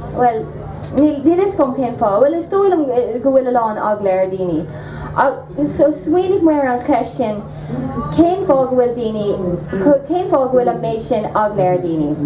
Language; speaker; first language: Irish; non-native, local second language; English